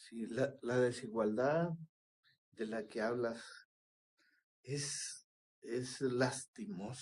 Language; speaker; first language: Spanish; native; Spanish